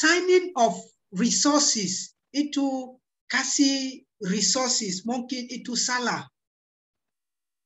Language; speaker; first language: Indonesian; non-native, learner; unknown